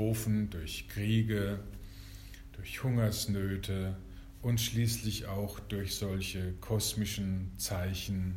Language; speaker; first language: German; native; German